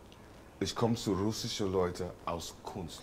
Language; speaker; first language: German; non-native, learner; English